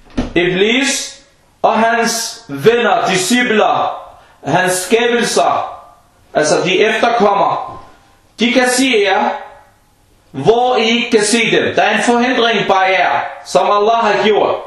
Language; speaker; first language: Danish; non-native, fluent; Arabic